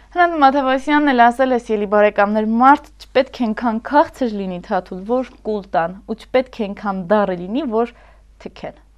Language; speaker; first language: Armenian; native; Armenian